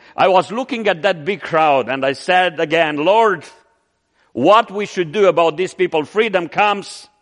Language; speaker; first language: English; non-native, fluent; Romanian